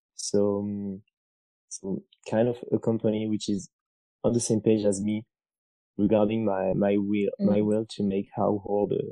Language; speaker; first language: English; non-native, fluent; French